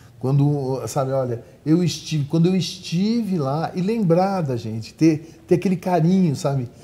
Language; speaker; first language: Portuguese; native; Portuguese